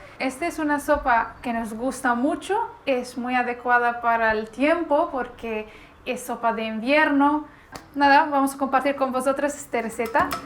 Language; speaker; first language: Spanish; non-native, fluent; Arabic